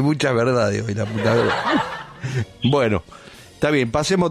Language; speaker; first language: Spanish; native; Spanish